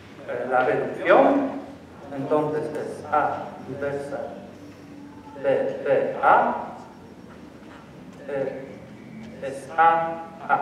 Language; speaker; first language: Spanish; non-native, learner; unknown